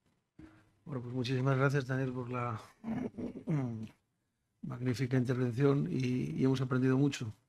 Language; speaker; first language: Spanish; native; Spanish